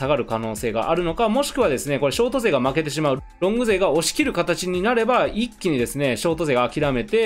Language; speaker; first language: Japanese; native; Japanese